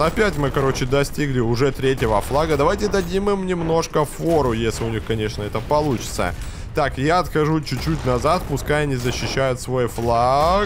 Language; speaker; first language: Russian; native; Russian